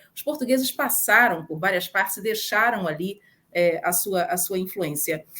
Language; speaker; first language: Portuguese; native; Portuguese